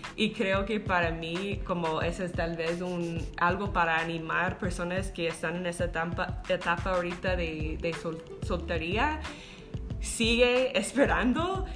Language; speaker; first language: Spanish; non-native, fluent; English